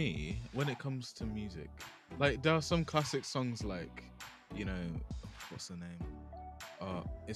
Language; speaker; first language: English; non-native, local second language; Yoruba